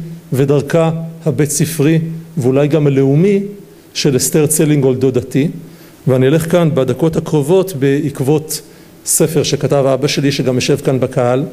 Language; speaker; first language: Hebrew; native; Hebrew